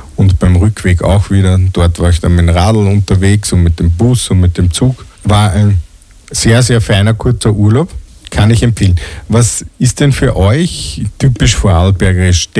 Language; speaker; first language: German; native; German